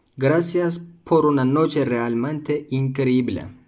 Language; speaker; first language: Spanish; non-native, learner; Turkish